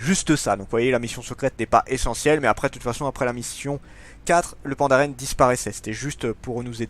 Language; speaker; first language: French; native; French